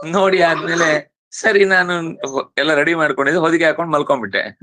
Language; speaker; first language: Kannada; non-native, local second language; Tulu